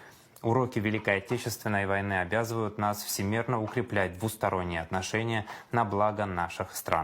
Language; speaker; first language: Russian; native; Russian